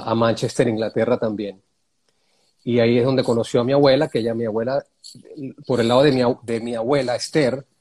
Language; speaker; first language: Spanish; native; Spanish